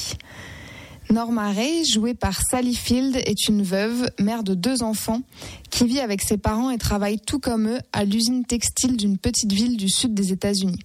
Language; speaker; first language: French; native; French